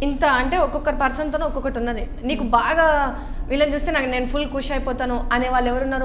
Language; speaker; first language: Telugu; native; Telugu